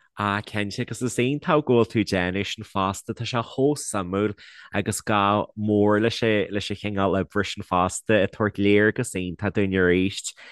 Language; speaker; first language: Irish; non-native, local second language; English